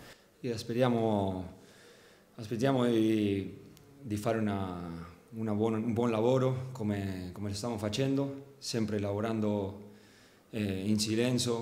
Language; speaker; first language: Italian; non-native, fluent; Spanish